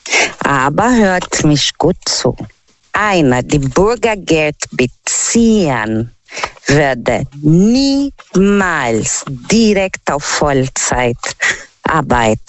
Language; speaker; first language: German; non-native, learner; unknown